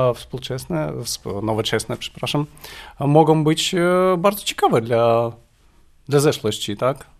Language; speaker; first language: Polish; non-native, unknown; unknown